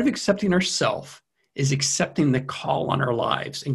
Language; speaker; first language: English; native; English